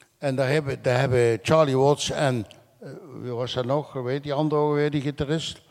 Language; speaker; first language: Dutch; non-native, local second language; Limburgish